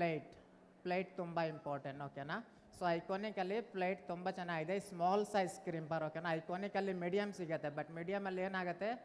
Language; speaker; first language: Kannada; non-native, learner; Bangla